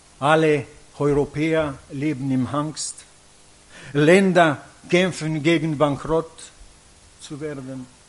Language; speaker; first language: German; non-native, fluent; Italian